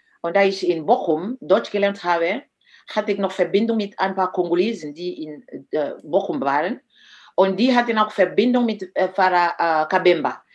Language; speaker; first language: German; non-native, fluent; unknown